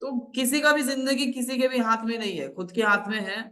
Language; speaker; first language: Hindi; non-native, local second language; Bangla